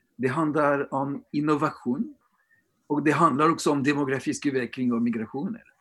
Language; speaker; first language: Swedish; non-native, fluent; French